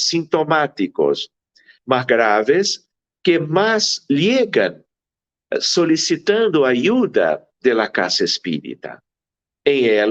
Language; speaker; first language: Spanish; non-native, fluent; Portuguese